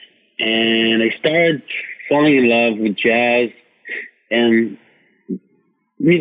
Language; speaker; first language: English; non-native, fluent; Hebrew